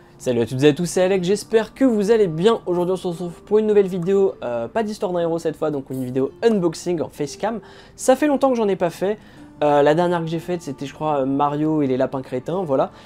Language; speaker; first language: French; native; French